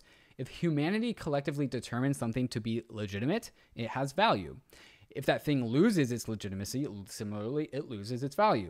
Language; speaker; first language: English; native; English